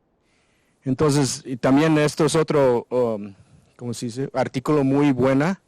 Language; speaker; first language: Spanish; non-native, learner; English